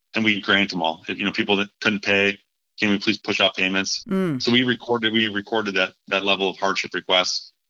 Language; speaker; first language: English; native; English